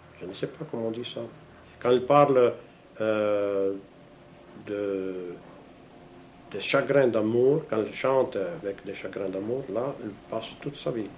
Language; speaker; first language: French; non-native, local second language; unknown